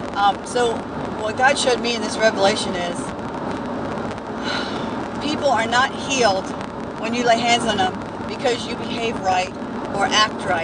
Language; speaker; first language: English; native; English